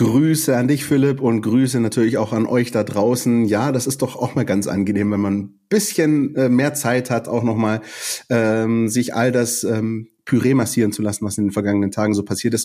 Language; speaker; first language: German; native; German